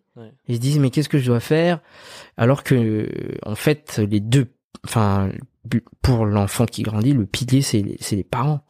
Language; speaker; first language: French; early bilingual, other home language; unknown